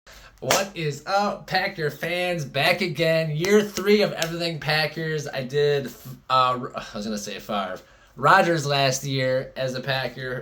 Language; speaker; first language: English; native; English